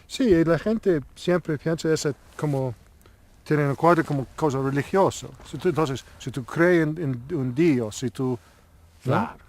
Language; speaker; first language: Spanish; non-native, learner; Italian